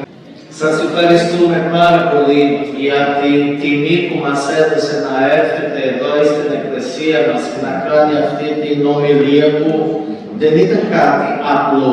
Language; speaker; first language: Greek; non-native, fluent; Portuguese